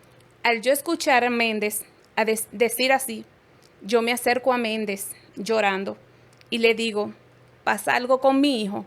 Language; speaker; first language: Spanish; native; Spanish